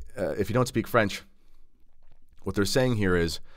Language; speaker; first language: English; native; English